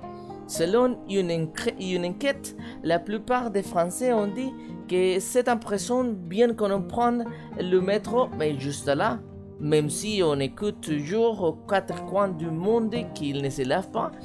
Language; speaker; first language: French; non-native, fluent; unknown